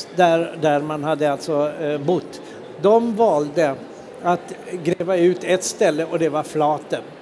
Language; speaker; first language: Swedish; native; Swedish